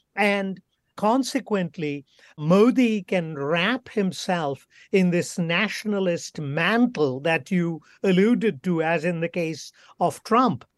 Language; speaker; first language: English; non-native, local second language; Bangla